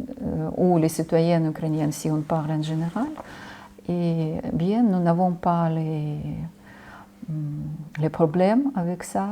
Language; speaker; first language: French; non-native, fluent; Ukrainian